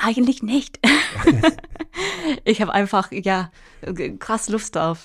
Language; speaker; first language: German; non-native, fluent; English